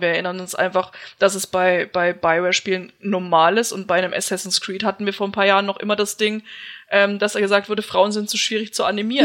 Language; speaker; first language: German; native; German